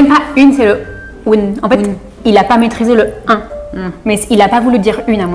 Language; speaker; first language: French; native; French